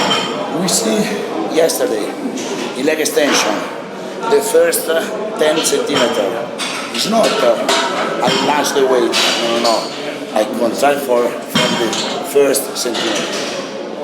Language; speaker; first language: English; non-native, learner; Italian